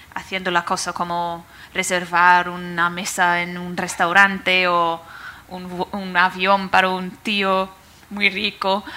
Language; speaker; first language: Spanish; non-native, fluent; English